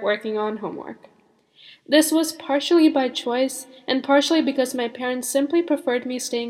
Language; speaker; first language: English; early bilingual, other home language; Malayalam